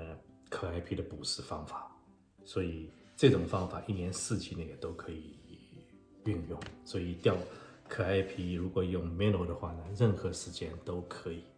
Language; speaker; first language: Chinese; native; Chinese